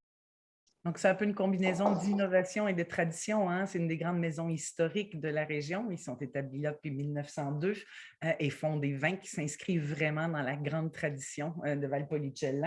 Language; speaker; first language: French; native; French